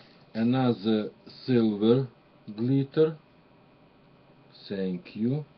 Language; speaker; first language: English; non-native, learner; Russian